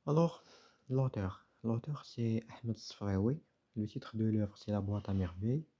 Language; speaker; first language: French; non-native, local second language; Arabic